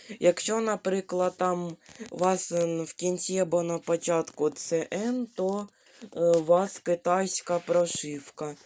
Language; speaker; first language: Ukrainian; non-native, local second language; Russian